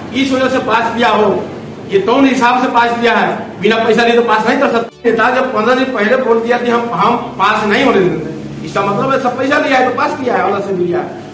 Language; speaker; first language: Hindi; non-native, local second language; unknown